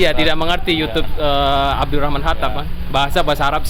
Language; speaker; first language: Indonesian; native; Indonesian